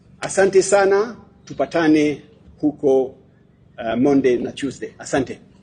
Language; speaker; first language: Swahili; non-native, fluent; French